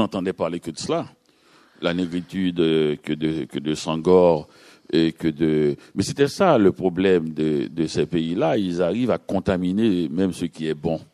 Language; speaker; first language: French; native; French